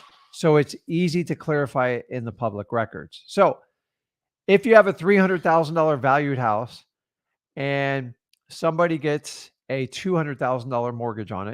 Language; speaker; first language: English; native; English